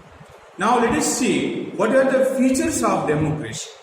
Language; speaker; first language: English; non-native, local second language; Hindi